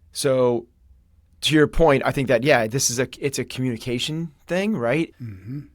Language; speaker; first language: English; native; English